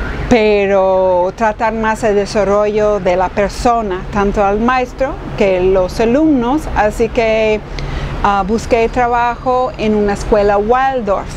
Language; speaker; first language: Spanish; non-native, fluent; English